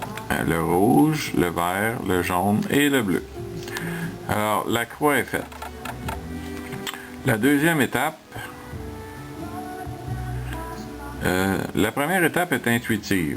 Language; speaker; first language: French; native; French